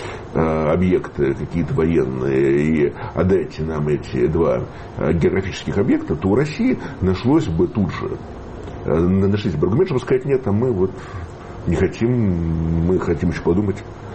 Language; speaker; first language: Russian; native; Russian